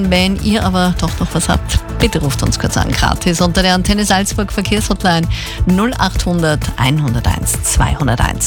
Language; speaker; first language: German; native; German